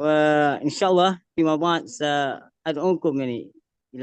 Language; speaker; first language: Arabic; non-native, fluent; Indonesian